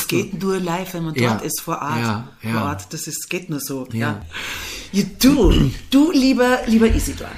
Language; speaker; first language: German; native; German